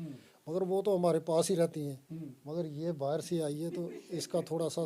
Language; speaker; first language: Hindi; native; Hindi